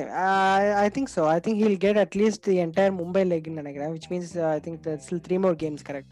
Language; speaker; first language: English; non-native, local second language; Tamil